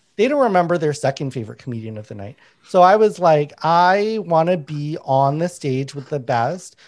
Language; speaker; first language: English; native; English